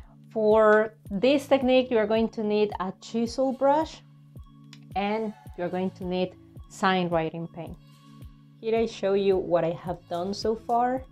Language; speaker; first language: English; non-native, fluent; Spanish